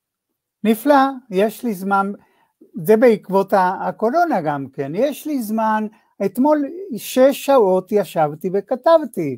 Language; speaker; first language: Hebrew; non-native, fluent; Spanish